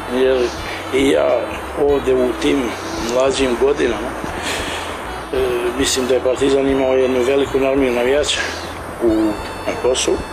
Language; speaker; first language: Serbian; non-native, local second language; Albanian